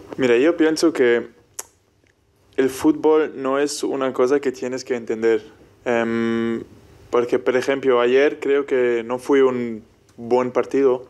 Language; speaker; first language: Spanish; non-native, fluent; German